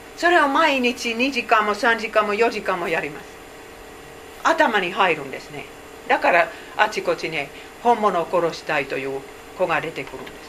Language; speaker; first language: Japanese; non-native, fluent; Finnish